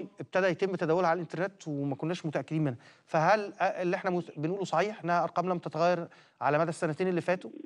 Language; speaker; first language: Arabic; native; Arabic